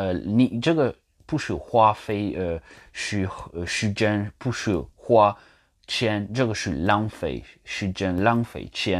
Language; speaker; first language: Chinese; non-native, learner; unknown